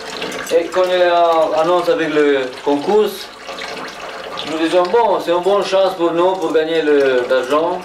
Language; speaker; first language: French; non-native, learner; Romanian